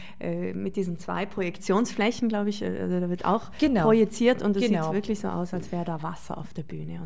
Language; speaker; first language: German; native; German